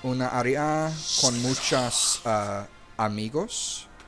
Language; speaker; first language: Spanish; non-native, learner; English